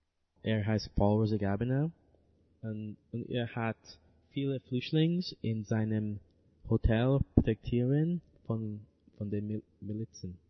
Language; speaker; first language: German; non-native, learner; English